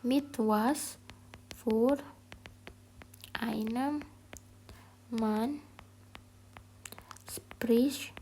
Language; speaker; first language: German; non-native, learner; Indonesian